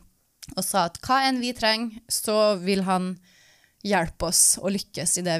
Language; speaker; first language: Norwegian; native; Norwegian